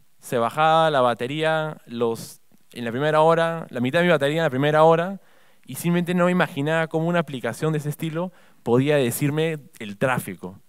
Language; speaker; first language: Spanish; native; Spanish